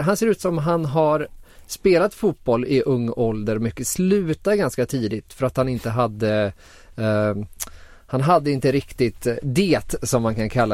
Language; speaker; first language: Swedish; native; Swedish